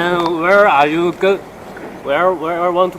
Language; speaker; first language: English; non-native, learner; Chinese